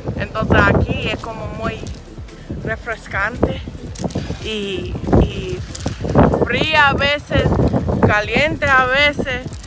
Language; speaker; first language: Spanish; non-native, fluent; English